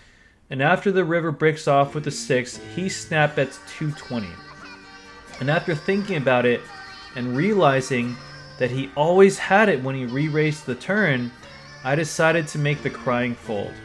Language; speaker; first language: English; native; English